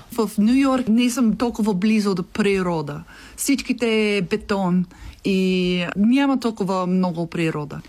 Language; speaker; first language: Bulgarian; non-native, learner; English